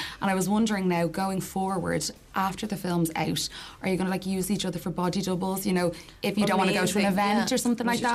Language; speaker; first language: English; native; English